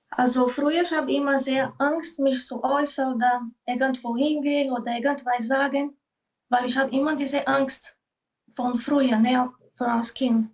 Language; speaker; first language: German; non-native, fluent; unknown